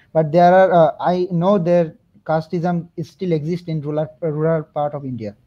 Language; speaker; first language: English; non-native, local second language; Bangla